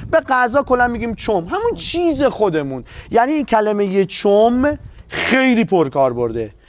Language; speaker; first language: Persian; non-native, local second language; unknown